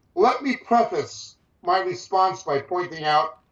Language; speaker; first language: English; native; English